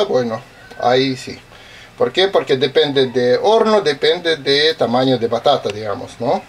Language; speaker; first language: Spanish; non-native, fluent; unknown